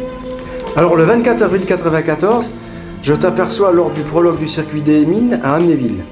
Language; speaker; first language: French; native; French